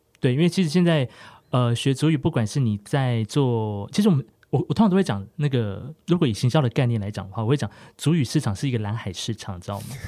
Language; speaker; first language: Chinese; non-native, local second language; Amis